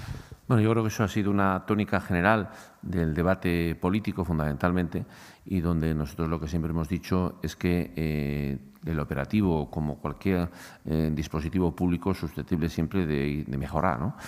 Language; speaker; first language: Spanish; native; Spanish